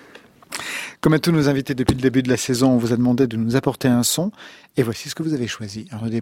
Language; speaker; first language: French; native; French